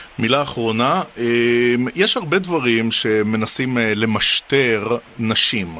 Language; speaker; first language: Hebrew; native; Hebrew